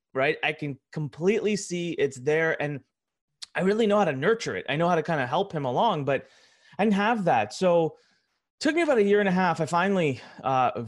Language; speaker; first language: English; early bilingual, other home language; Hindi